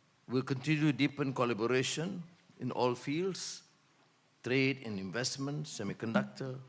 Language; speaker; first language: English; non-native, local second language; Malay